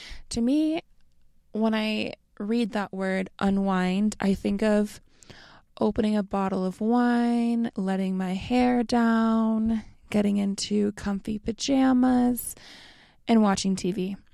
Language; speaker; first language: English; native; English